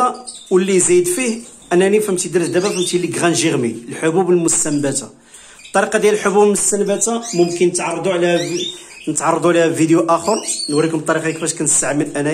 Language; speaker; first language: Arabic; native; Arabic